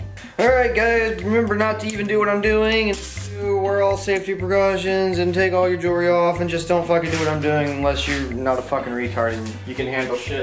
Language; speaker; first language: English; native; English